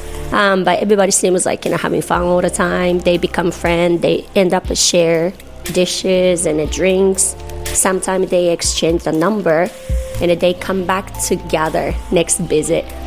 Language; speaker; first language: English; non-native, fluent; Japanese